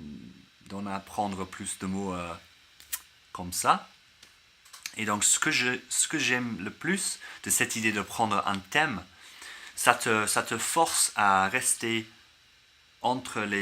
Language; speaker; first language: French; non-native, learner; English